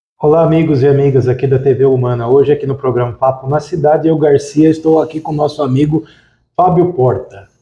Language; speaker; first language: Portuguese; native; Portuguese